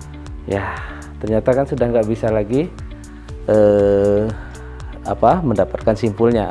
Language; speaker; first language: Indonesian; native; Indonesian